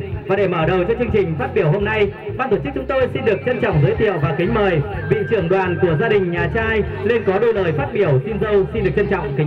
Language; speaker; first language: Vietnamese; native; Vietnamese